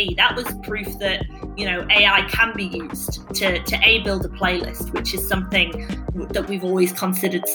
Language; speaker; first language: English; native; English